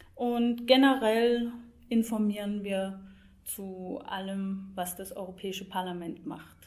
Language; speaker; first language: German; non-native, fluent; English